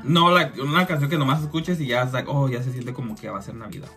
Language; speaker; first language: Spanish; early bilingual, heritage; Spanish